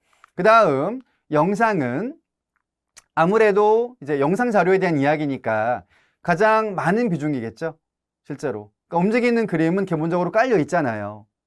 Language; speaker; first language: Korean; native; Korean